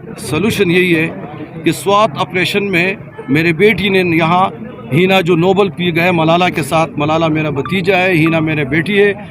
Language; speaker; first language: Urdu; non-native, local second language; Pashto